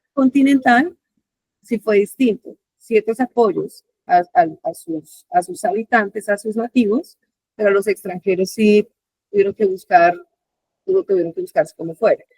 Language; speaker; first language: Spanish; native; Spanish